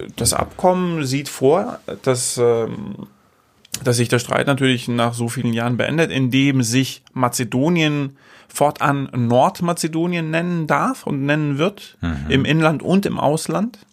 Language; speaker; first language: German; non-native, fluent; Greek